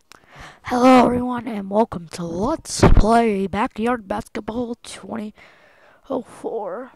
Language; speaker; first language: English; native; English